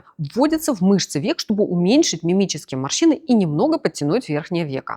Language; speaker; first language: Russian; native; Russian